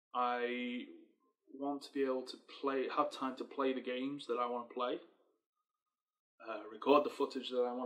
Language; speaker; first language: English; native; English